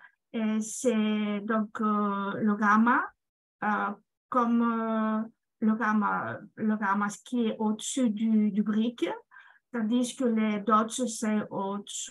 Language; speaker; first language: French; non-native, fluent; Greek